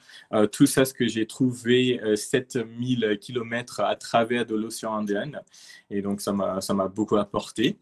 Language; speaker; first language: French; non-native, fluent; English